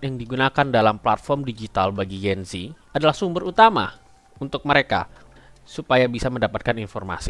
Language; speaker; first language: Indonesian; native; Indonesian